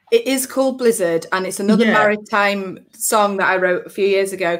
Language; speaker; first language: English; native; English